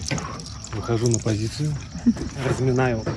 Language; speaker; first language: Russian; native; Russian